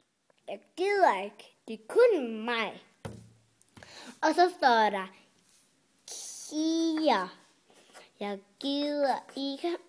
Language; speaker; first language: Danish; early bilingual, other home language; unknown